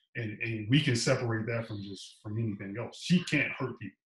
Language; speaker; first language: English; native; English